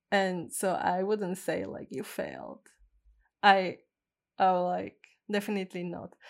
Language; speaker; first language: English; non-native, fluent; Czech